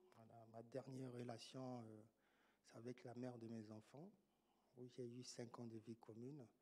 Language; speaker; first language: French; native; French